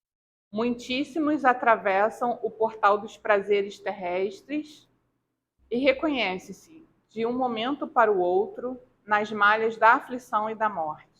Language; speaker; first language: Portuguese; native; Portuguese